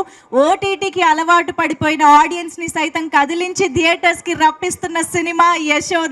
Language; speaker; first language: Telugu; native; Telugu